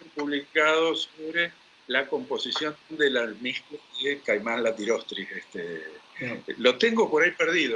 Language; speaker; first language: Spanish; native; Spanish